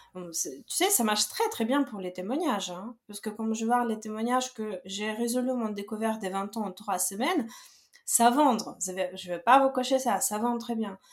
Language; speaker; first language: French; non-native, fluent; Russian